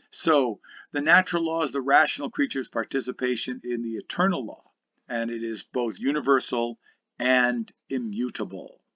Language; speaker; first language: English; native; English